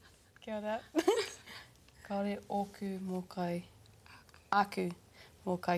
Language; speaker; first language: Māori; non-native, learner; English